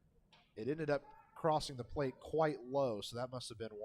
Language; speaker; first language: English; native; English